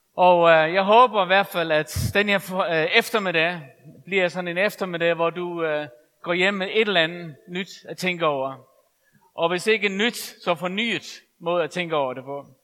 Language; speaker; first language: Danish; non-native, local second language; Faroese